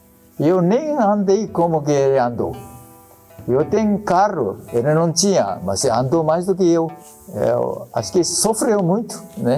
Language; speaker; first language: Portuguese; non-native, learner; Japanese